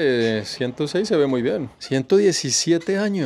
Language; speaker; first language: Spanish; native; Spanish